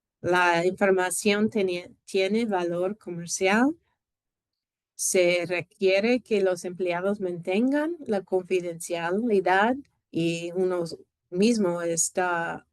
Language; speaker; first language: Spanish; non-native, fluent; English